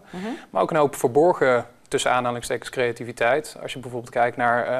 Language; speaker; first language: Dutch; native; Dutch